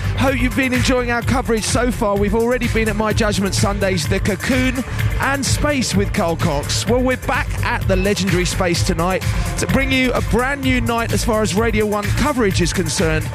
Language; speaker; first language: English; native; English